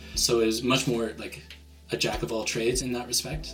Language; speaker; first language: English; native; English